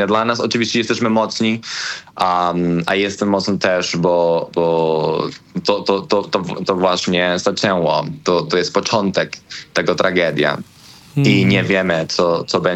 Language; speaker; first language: Polish; non-native, learner; Spanish